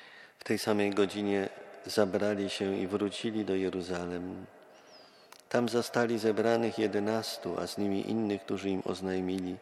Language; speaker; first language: Polish; native; Polish